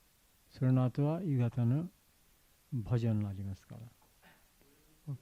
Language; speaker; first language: Japanese; non-native, learner; Bangla